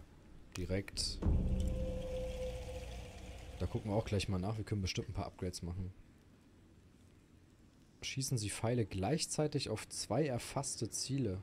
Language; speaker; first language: German; native; German